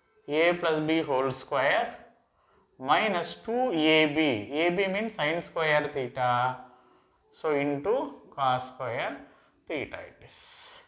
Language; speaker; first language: English; non-native, local second language; Telugu